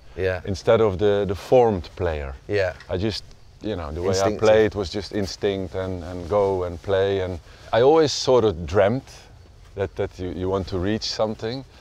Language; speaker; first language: English; non-native, fluent; Dutch